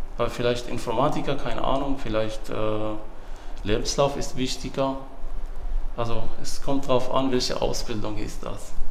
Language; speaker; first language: German; non-native, learner; Arabic